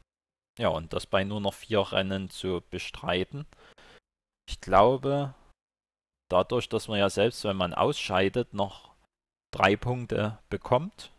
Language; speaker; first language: German; native; German